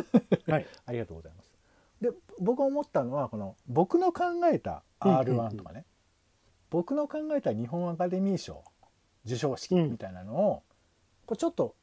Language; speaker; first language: Japanese; native; Japanese